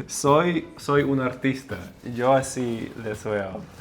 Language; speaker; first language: Spanish; non-native, fluent; Russian